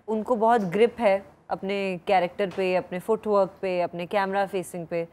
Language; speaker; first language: Urdu; native; Urdu